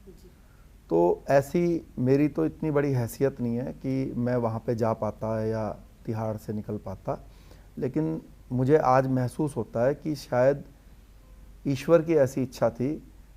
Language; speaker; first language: Hindi; native; Hindi